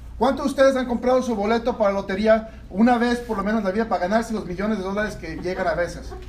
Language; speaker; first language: Spanish; early bilingual, heritage; Spanish